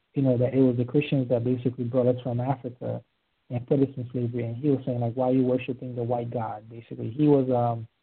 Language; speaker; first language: English; early bilingual, other home language; Haitian Creole